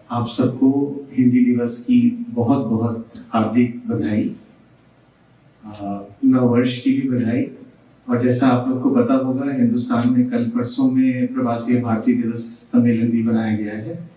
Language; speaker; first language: Hindi; native; Hindi